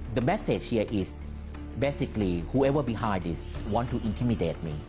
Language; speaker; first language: English; non-native, fluent; Thai